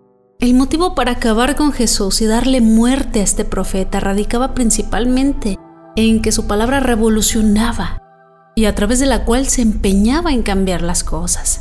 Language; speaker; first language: Spanish; native; Spanish